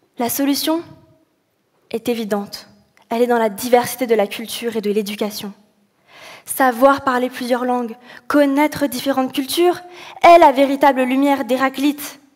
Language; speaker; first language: French; early bilingual, other home language; Arabic